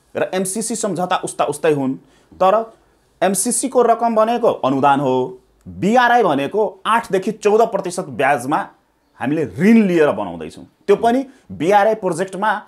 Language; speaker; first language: Nepali; non-native, local second language; Maithili